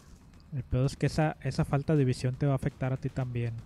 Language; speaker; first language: Spanish; native; Spanish